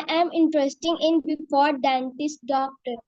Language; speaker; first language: English; non-native, learner; Urdu